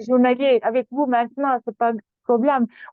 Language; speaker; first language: French; non-native, learner; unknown